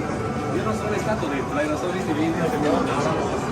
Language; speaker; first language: Italian; native; Italian